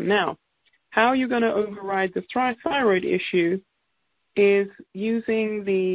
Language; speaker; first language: English; native; English